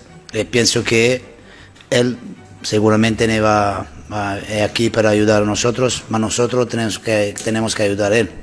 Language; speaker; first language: Spanish; non-native, learner; Italian